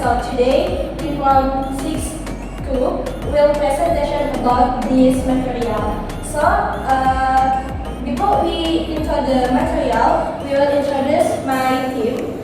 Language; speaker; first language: English; non-native, learner; Indonesian